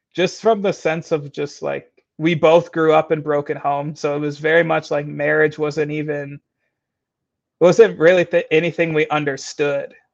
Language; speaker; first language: English; native; English